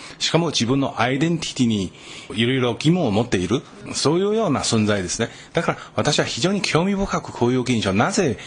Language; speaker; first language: Japanese; non-native, fluent; Chinese